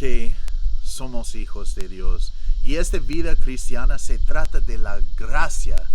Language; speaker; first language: Spanish; non-native, fluent; English